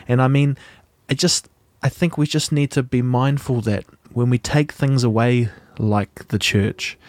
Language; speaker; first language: English; native; English